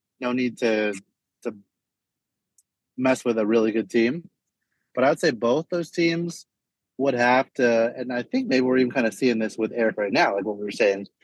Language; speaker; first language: English; native; English